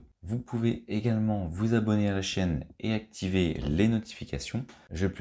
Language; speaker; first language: French; native; French